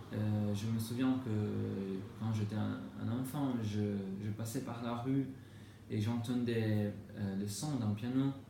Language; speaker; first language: French; non-native, learner; Italian